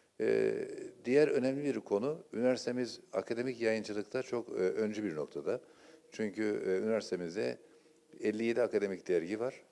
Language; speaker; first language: Turkish; native; Turkish